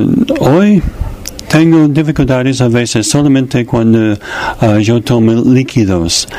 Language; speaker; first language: Spanish; non-native, fluent; English